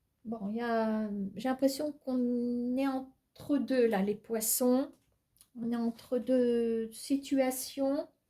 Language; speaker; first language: French; native; French